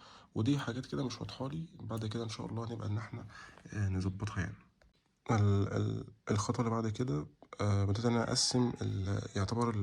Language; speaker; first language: Arabic; native; Arabic